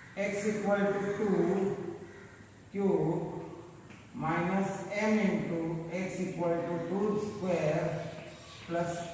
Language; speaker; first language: English; non-native, local second language; Marathi